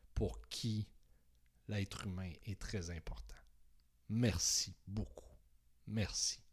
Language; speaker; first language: French; native; French